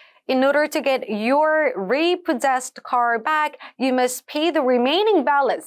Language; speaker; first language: English; non-native, fluent; Korean